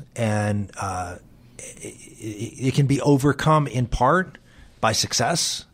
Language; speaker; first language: English; native; English